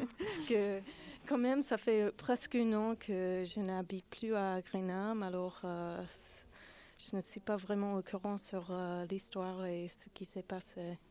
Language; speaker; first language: French; non-native, fluent; English